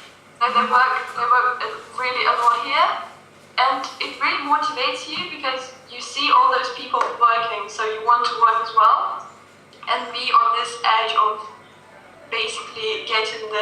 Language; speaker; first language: English; non-native, fluent; Russian